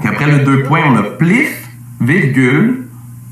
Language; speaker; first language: French; native; French